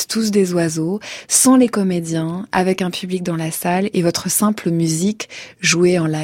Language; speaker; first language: French; native; French